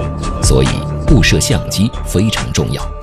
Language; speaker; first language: Chinese; native; Chinese